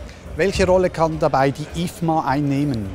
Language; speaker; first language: German; native; German